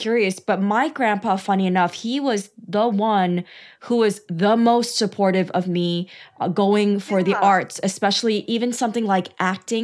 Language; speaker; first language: English; early bilingual, other home language; Chinese